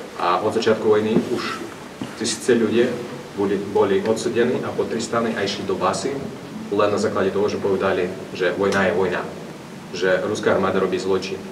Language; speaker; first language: Slovak; non-native, fluent; Russian